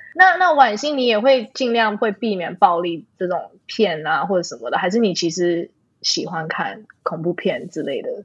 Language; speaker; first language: Chinese; early bilingual, heritage; Chinese